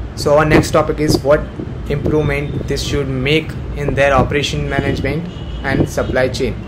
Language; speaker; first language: English; non-native, local second language; Gujarati